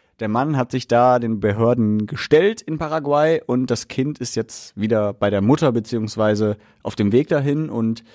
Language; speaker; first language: German; native; German